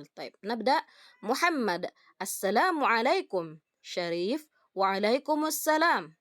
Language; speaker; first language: Arabic; non-native, fluent; Indonesian